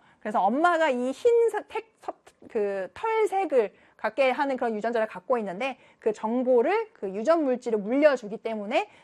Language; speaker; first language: Korean; native; Korean